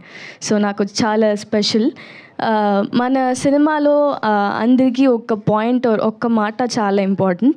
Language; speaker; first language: Telugu; non-native, learner; Tamil